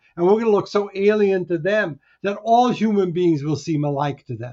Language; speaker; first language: English; early bilingual, other home language; Hungarian